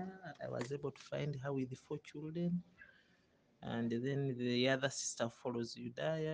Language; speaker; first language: English; non-native, local second language; Ganda